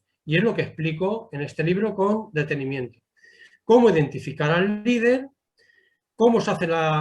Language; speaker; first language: Spanish; native; Spanish